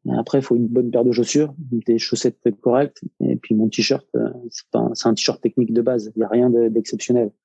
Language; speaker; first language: French; native; French